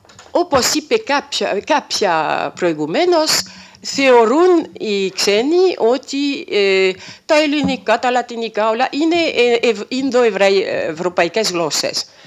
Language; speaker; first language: Greek; non-native, fluent; French